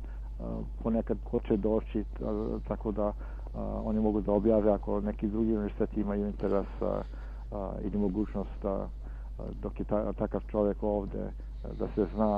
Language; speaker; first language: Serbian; early bilingual, heritage; Serbian